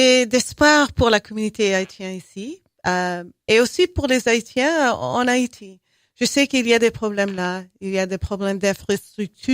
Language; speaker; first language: French; non-native, fluent; English